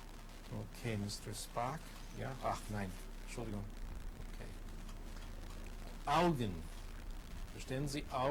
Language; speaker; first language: German; non-native, fluent; English